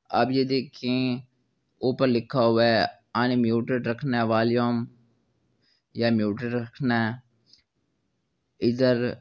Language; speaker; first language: Urdu; non-native, local second language; Punjabi